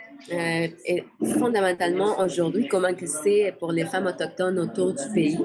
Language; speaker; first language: French; native; French